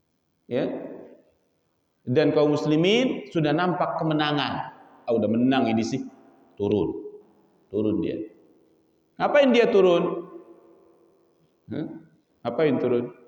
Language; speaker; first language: Indonesian; native; Indonesian